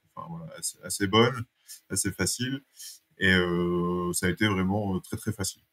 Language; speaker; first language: French; native; French